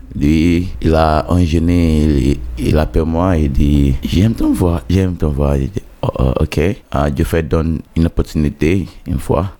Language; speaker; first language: French; non-native, learner; Yoruba